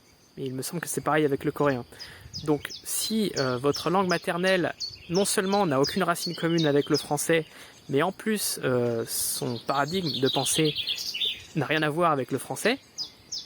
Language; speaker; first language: French; native; French